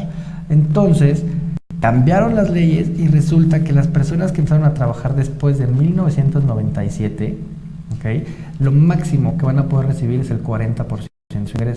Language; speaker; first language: Spanish; native; Spanish